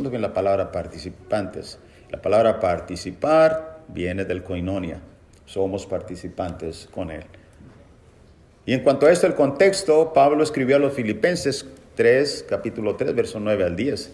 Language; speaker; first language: Spanish; native; Spanish